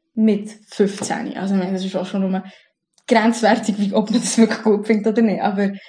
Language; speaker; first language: German; early bilingual, other home language; Arabic